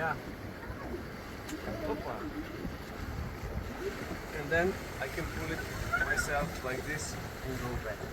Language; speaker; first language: English; non-native, learner; Slovenian